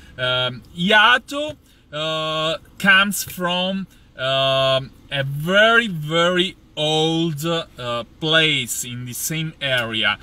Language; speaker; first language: English; non-native, fluent; Italian